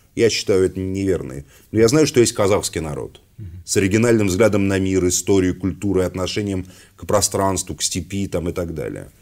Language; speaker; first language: Russian; native; Russian